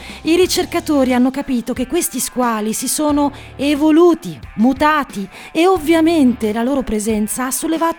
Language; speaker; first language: Italian; native; Italian